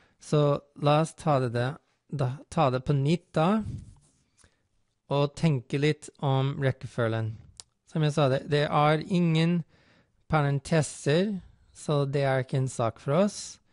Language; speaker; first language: Norwegian; non-native, fluent; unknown